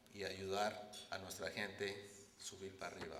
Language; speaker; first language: Spanish; early bilingual, heritage; Spanish